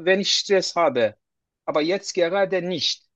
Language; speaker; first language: German; non-native, learner; Turkish